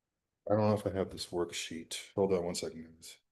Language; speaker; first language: English; native; English